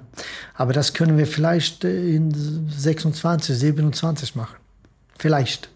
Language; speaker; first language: German; non-native, fluent; Swedish